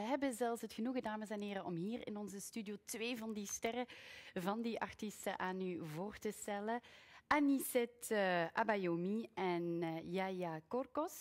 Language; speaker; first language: Dutch; native; Dutch